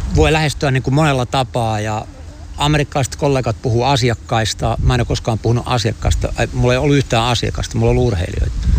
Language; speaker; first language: Finnish; native; Finnish